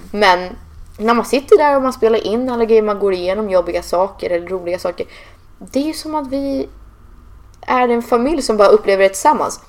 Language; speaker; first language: Swedish; early bilingual, heritage; Swedish